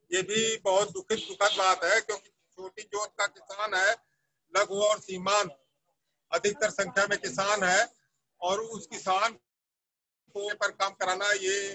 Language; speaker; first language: Hindi; native; Hindi